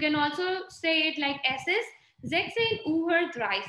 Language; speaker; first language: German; non-native, fluent; Hindi